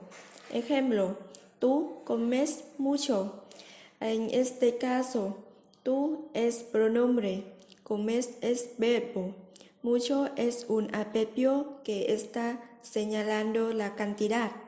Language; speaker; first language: Spanish; non-native, learner; Vietnamese